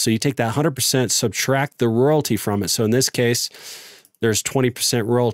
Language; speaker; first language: English; native; English